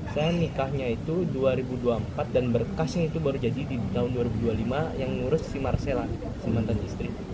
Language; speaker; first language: Indonesian; native; Indonesian